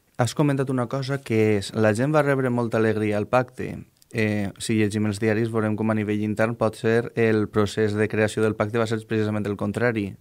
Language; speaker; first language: Catalan; native; Catalan